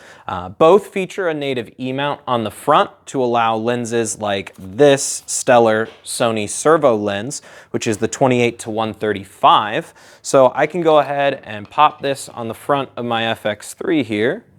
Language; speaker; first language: English; native; English